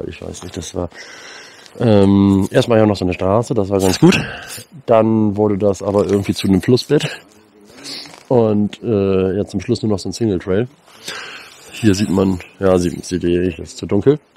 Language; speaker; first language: German; native; German